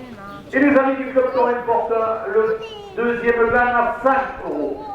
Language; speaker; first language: French; native; French